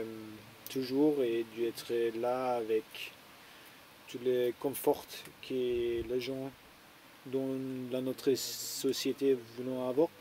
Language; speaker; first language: French; non-native, learner; German